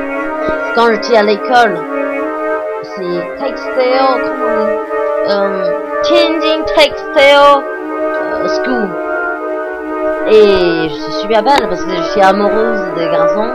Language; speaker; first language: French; non-native, learner; English